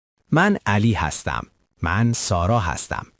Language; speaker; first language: Persian; native; Persian